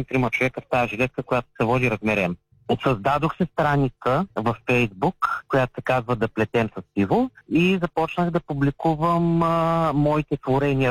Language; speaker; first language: Bulgarian; native; Bulgarian